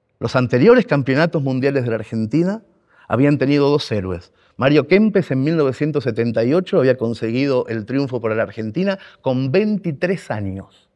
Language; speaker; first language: Spanish; native; Spanish